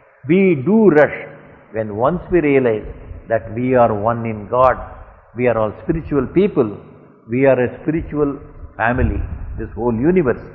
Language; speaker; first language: English; non-native, local second language; Tamil